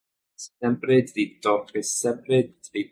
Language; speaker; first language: Italian; non-native, learner; English